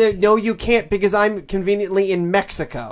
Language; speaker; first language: English; native; English